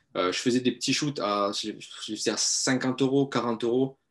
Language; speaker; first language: French; native; French